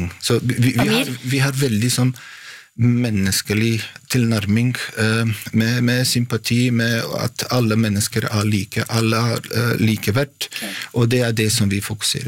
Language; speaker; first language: Norwegian; non-native, fluent; Bosnian